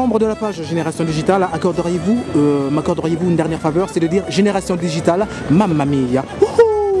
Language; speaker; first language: French; native; French